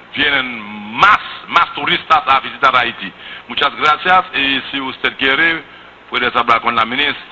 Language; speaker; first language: Spanish; non-native, learner; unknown